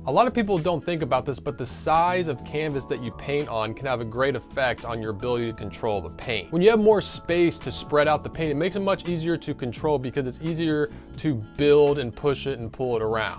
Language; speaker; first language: English; native; English